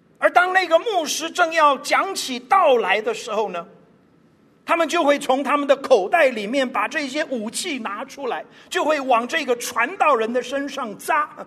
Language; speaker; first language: Chinese; non-native, local second language; English